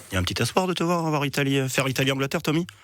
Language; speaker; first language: French; native; French